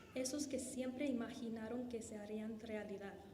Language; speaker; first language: Spanish; early bilingual, heritage; Spanish